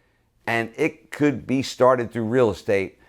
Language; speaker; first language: English; native; English